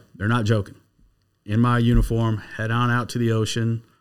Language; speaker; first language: English; native; English